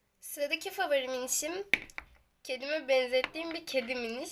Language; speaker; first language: Turkish; native; Turkish